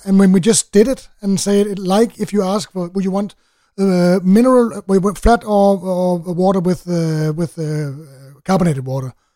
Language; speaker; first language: English; non-native, fluent; Danish